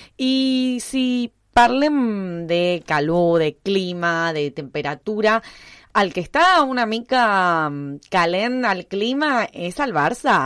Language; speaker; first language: Catalan; non-native, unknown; Spanish